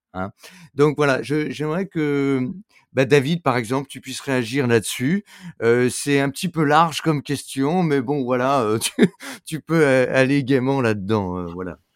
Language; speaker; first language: French; native; French